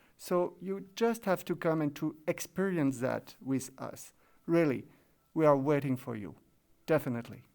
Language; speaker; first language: English; non-native, fluent; French